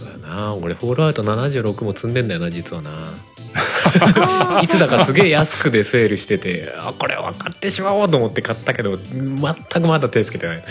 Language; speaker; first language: Japanese; native; Japanese